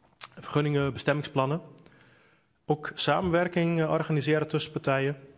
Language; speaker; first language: Dutch; native; Dutch